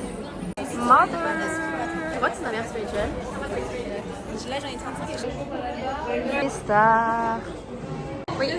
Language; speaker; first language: French; native; French